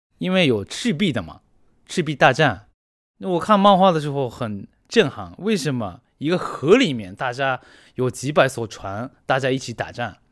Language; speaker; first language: Chinese; non-native, fluent; Japanese